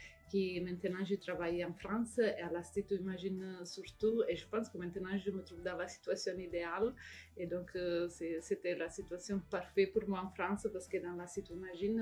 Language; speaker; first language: French; non-native, fluent; Italian